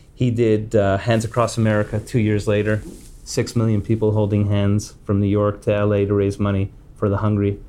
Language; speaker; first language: English; native; English